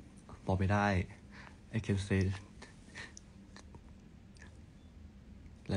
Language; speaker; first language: English; non-native, learner; Thai